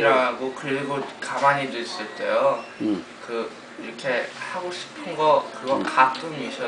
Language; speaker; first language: Korean; early bilingual, heritage; Korean